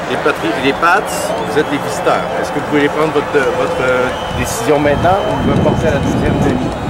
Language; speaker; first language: French; native; French